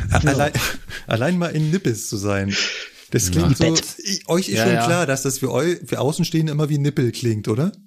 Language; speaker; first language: German; native; German